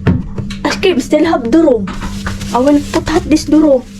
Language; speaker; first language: English; non-native, local second language; Cebuano